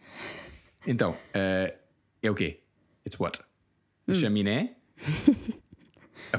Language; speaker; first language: Portuguese; early bilingual, heritage; Portuguese